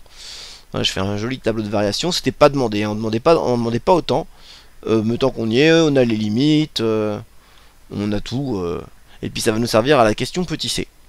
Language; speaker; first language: French; native; French